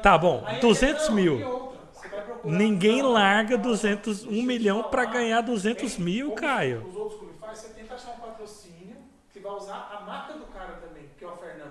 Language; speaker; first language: Portuguese; native; Portuguese